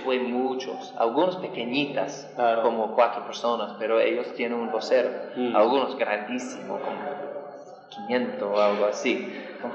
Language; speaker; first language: Spanish; non-native, learner; English